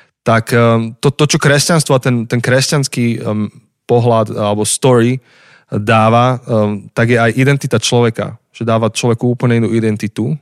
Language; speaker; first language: Slovak; native; Slovak